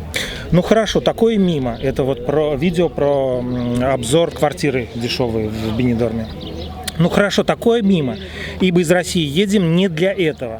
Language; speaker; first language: Russian; native; Russian